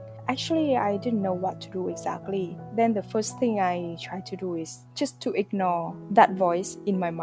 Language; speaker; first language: English; non-native, fluent; Vietnamese